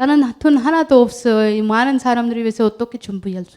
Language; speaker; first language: Korean; non-native, learner; Urdu